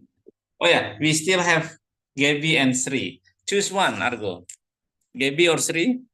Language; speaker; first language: English; non-native, fluent; Indonesian